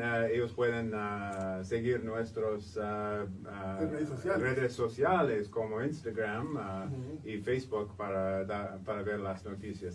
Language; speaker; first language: Spanish; non-native, fluent; English